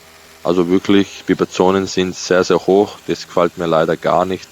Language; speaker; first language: German; native; German